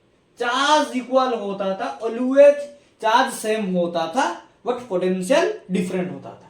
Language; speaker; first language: Hindi; non-native, local second language; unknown